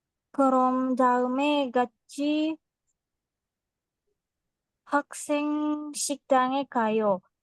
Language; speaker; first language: Korean; non-native, learner; Indonesian